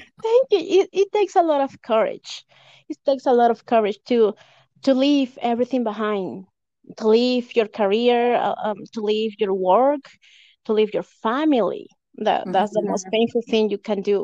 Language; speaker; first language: English; non-native, fluent; Spanish